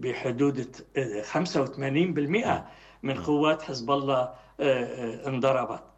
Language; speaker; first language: Arabic; native; Arabic